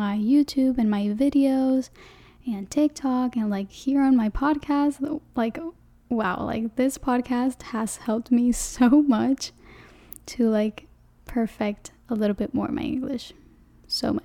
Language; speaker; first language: English; non-native, fluent; Spanish